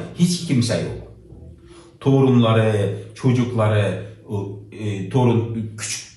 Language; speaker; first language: Turkish; non-native, learner; Uyghur